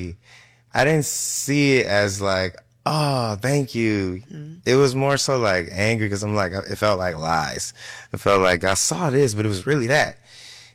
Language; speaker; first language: English; native; English